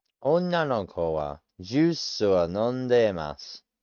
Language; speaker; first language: Japanese; non-native, learner; English